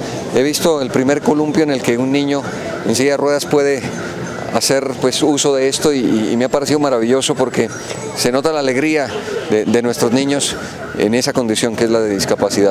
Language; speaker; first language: Spanish; native; Spanish